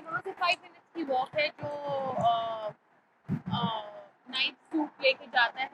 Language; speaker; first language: Hindi; native; Hindi